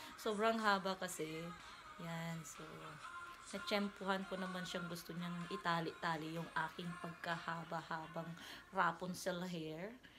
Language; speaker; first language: Filipino; non-native, local second language; Iloko